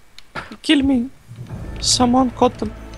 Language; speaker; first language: English; non-native, learner; Russian